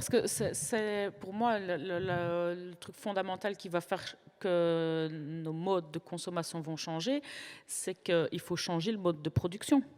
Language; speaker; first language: French; native; French